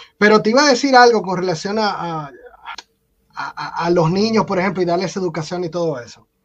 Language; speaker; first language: Spanish; native; Spanish